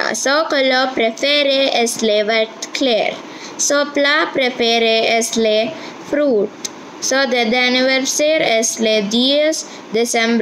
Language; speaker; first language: French; non-native, learner; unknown